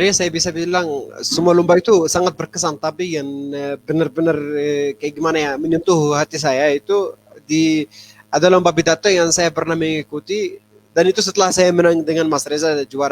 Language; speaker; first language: Indonesian; non-native, fluent; Arabic